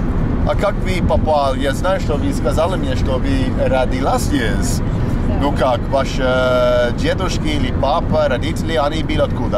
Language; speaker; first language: Russian; non-native, learner; English